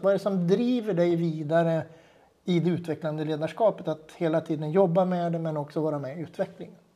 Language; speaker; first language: Swedish; native; Swedish